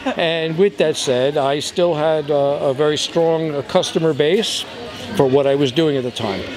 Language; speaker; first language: English; native; English